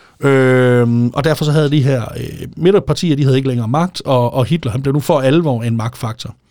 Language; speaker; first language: Danish; native; Danish